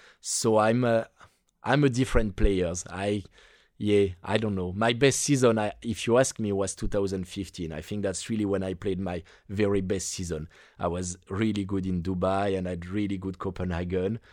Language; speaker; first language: English; non-native, fluent; French